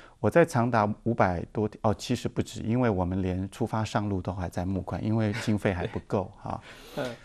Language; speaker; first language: Chinese; native; Chinese